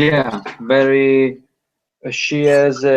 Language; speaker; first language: English; non-native, learner; Italian